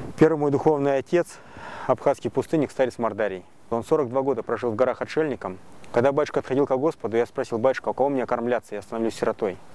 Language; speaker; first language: Russian; native; Russian